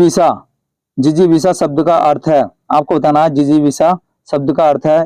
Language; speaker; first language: Hindi; native; Hindi